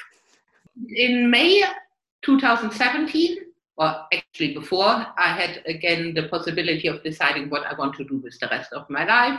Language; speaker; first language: English; non-native, fluent; German